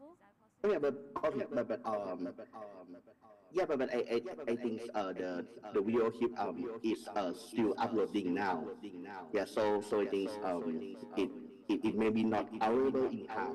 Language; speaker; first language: English; non-native, learner; Thai